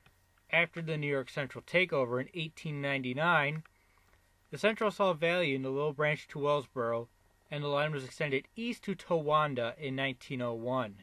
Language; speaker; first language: English; native; English